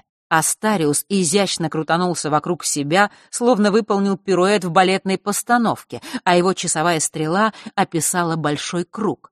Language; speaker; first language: Russian; native; Russian